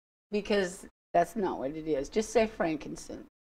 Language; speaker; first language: English; native; English